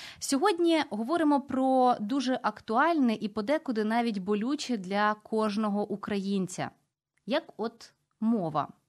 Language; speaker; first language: Ukrainian; native; Ukrainian